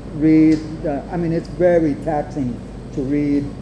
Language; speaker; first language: English; non-native, fluent; Spanish